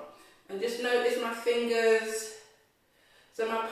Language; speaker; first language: English; native; English